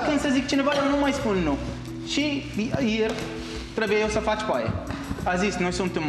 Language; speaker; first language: Romanian; non-native, learner; Arabic